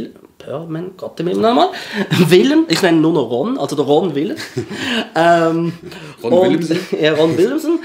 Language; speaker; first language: German; native; German